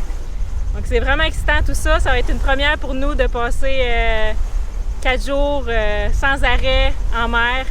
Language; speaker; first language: French; native; French